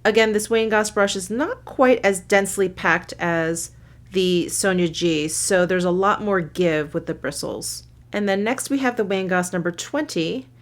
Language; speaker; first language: English; native; English